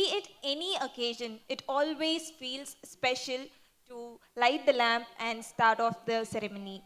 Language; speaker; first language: English; non-native, local second language; Tamil